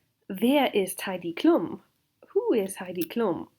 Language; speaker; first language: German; non-native, fluent; English